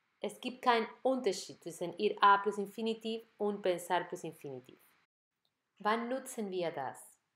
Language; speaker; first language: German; non-native, fluent; Spanish